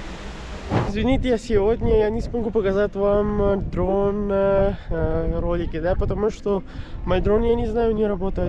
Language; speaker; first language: Russian; non-native, learner; Urdu